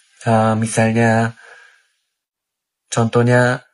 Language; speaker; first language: Indonesian; non-native, learner; Korean